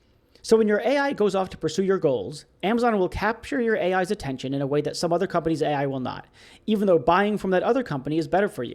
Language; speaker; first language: English; native; English